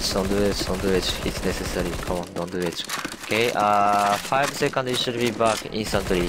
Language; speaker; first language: English; non-native, learner; Japanese